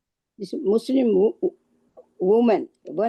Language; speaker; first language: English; non-native, local second language; Urdu